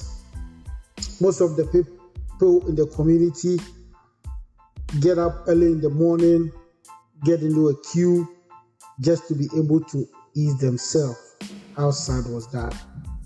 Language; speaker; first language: English; non-native, local second language; Akan